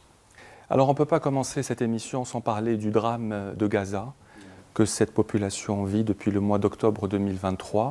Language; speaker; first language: French; non-native, local second language; Arabic